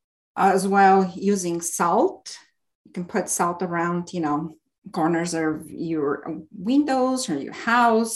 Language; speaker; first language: English; non-native, fluent; Bulgarian